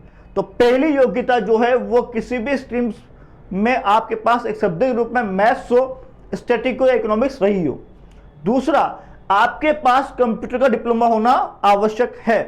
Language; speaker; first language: Hindi; native; Hindi